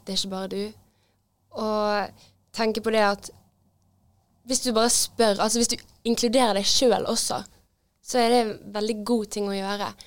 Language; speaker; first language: Norwegian; native; Norwegian